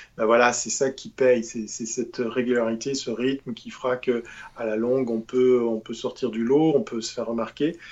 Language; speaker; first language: French; native; French